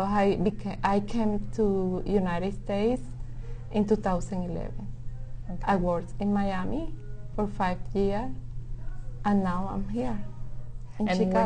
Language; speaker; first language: English; non-native, local second language; Spanish